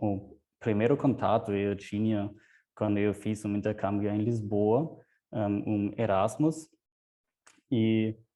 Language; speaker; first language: Portuguese; non-native, fluent; German